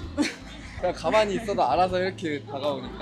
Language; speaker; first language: Korean; native; Korean